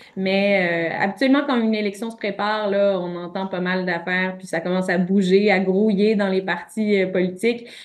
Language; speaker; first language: French; native; French